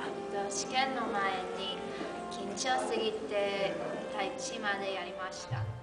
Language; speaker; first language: Japanese; non-native, learner; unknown